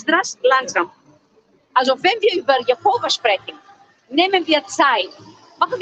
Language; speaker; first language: German; non-native, fluent; Greek